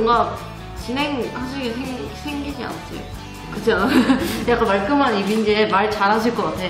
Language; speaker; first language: Korean; native; Korean